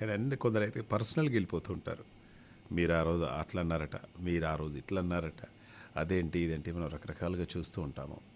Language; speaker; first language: Telugu; native; Telugu